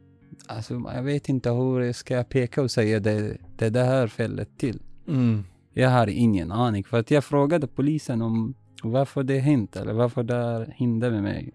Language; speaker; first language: Swedish; non-native, learner; Arabic